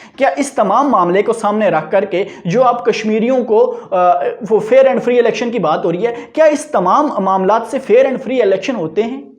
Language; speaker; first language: Urdu; non-native, local second language; Punjabi